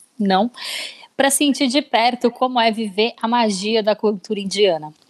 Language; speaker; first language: Portuguese; native; Portuguese